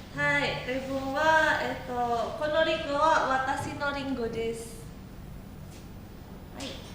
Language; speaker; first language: Japanese; non-native, learner; Indonesian